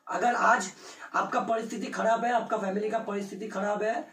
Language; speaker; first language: Hindi; non-native, local second language; Bangla